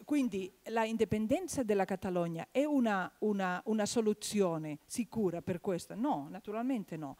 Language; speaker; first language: Italian; non-native, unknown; Catalan